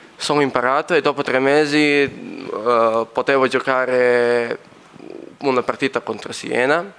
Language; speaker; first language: Italian; non-native, learner; Serbian